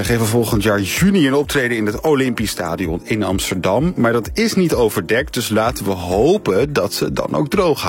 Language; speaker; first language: Dutch; native; Dutch